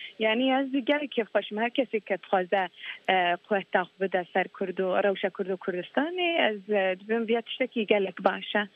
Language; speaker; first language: Kurdish; early bilingual, heritage; Kurdish